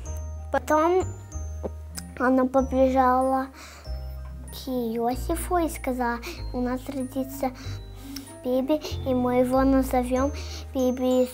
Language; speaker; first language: Russian; early bilingual, heritage; Russian